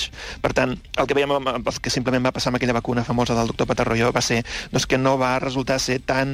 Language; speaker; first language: Catalan; native; Catalan